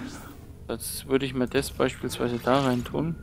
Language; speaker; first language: German; native; German